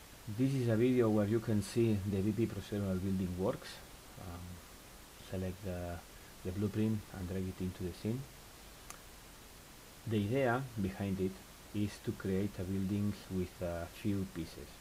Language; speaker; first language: English; non-native, fluent; Spanish